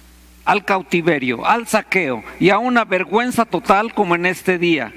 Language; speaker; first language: Spanish; native; Spanish